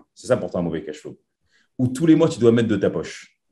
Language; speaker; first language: French; native; French